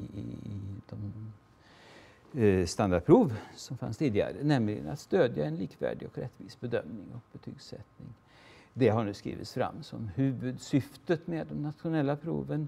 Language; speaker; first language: Swedish; native; Swedish